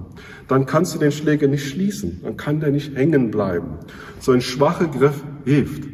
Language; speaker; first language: German; non-native, fluent; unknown